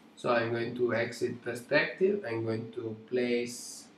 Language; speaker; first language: English; non-native, fluent; Italian